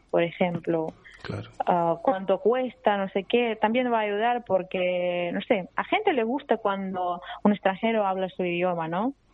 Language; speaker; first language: Spanish; non-native, fluent; Georgian